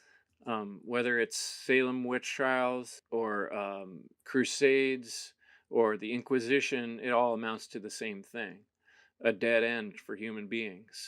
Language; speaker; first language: English; native; English